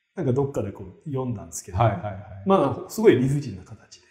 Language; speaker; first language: Japanese; early bilingual, heritage; Japanese